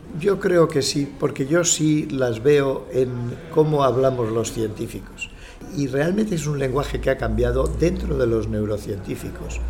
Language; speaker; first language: Spanish; native; Spanish